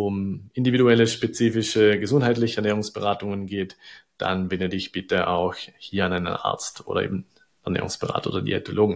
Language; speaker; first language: German; native; German